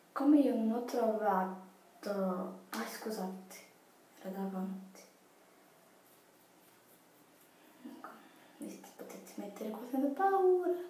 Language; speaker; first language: Italian; non-native, fluent; Portuguese